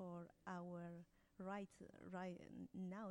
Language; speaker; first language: English; non-native, learner; Spanish